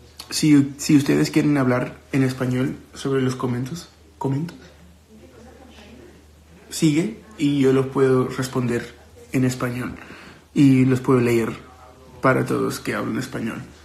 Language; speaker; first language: Spanish; early bilingual, heritage; Spanish